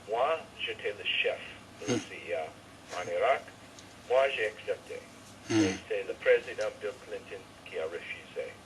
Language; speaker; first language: French; non-native, fluent; English